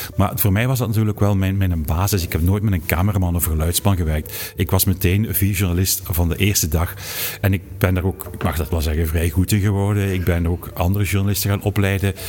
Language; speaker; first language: Dutch; native; Dutch